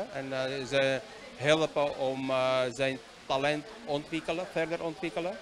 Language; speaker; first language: Dutch; non-native, learner; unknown